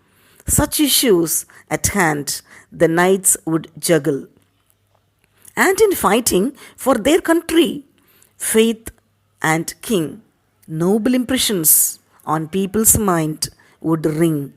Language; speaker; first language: English; non-native, local second language; Tamil